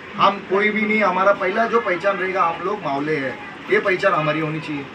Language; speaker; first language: Hindi; non-native, local second language; Marathi